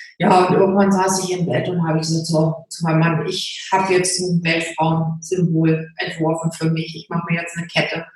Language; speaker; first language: German; native; German